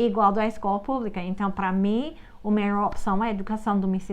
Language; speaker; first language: Portuguese; non-native, fluent; English